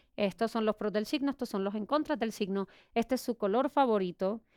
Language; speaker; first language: Spanish; native; Spanish